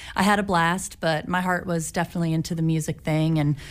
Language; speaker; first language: English; native; English